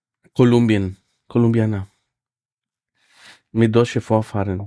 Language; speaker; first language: German; non-native, fluent; Spanish